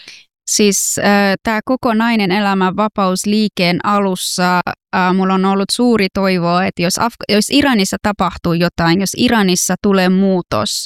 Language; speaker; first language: Finnish; non-native, fluent; Persian